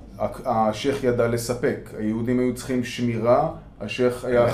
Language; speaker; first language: Hebrew; native; Hebrew